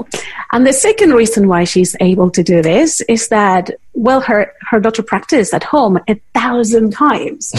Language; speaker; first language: English; non-native, fluent; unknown